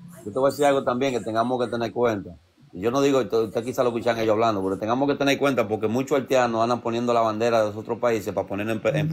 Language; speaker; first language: Spanish; early bilingual, heritage; Spanish